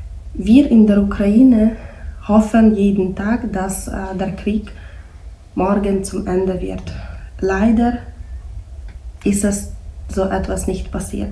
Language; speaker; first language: German; non-native, fluent; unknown